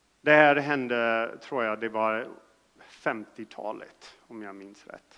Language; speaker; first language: Swedish; non-native, fluent; English